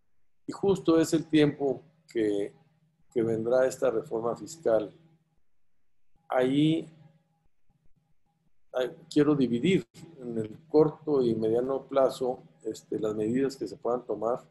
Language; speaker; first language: Spanish; native; Spanish